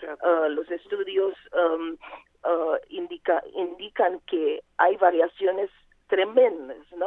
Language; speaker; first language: Spanish; non-native, fluent; Portuguese